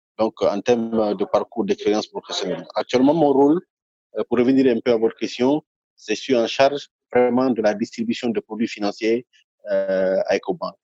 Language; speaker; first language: French; non-native, local second language; Fula